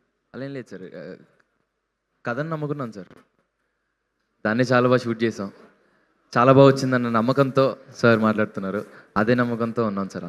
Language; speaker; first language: Telugu; native; Telugu